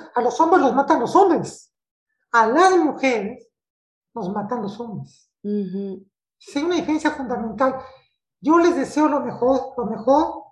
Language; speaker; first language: Spanish; native; Spanish